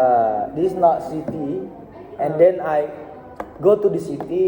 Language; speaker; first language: English; non-native, learner; Indonesian